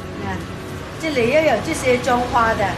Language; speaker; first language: Chinese; non-native, local second language; Cantonese